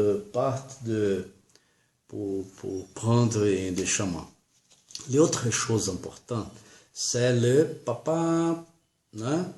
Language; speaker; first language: French; non-native, learner; Portuguese